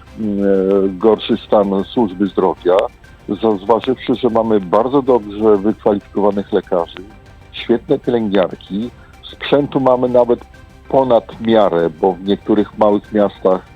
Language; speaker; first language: Polish; native; Polish